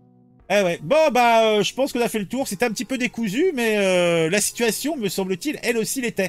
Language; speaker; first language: French; native; French